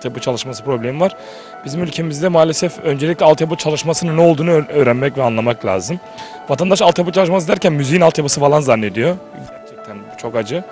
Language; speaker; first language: Turkish; native; Turkish